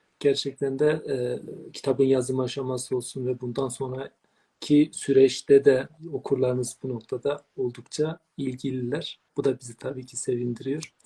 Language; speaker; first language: Turkish; native; Turkish